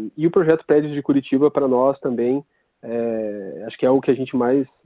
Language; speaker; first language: Portuguese; native; Portuguese